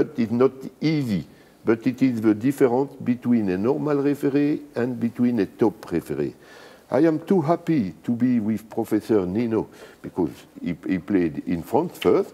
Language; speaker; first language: English; non-native, learner; French